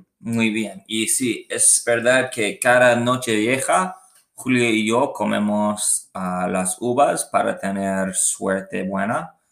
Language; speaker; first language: Spanish; non-native, learner; English